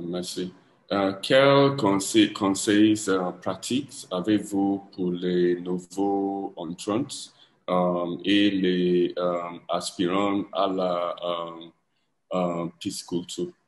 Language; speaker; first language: French; non-native, learner; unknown